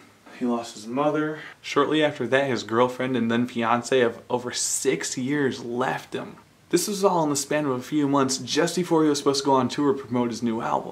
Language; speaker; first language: English; native; English